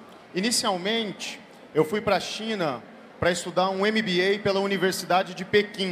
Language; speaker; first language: Portuguese; native; Portuguese